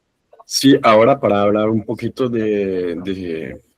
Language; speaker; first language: Spanish; non-native, fluent; French